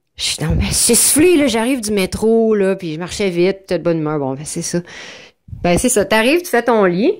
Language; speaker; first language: French; native; French